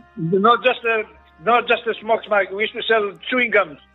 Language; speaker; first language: English; non-native, learner; Greek